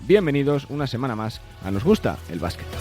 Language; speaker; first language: Spanish; native; Spanish